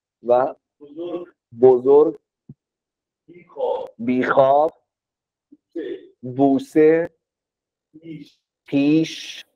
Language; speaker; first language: Persian; non-native, fluent; Urdu